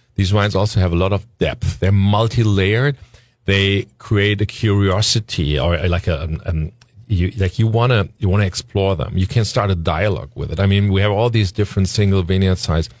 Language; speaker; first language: English; non-native, fluent; German